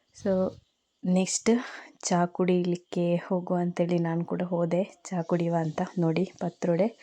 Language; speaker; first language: Kannada; non-native, local second language; Marathi